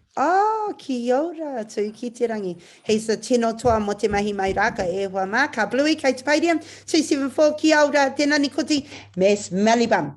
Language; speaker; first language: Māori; non-native, local second language; English